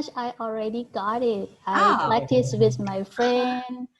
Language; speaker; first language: English; non-native, learner; Thai